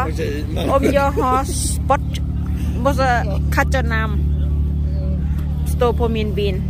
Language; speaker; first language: Swedish; non-native, learner; Thai